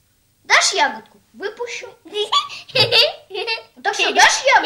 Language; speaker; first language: Russian; native; Russian